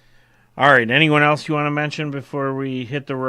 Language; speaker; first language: English; native; English